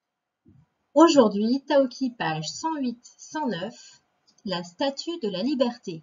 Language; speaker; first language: French; native; French